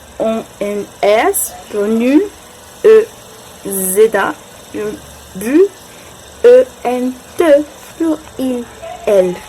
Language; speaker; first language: French; non-native, learner; Spanish